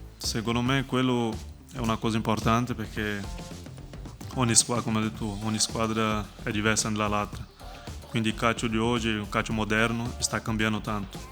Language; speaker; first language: Italian; non-native, fluent; Portuguese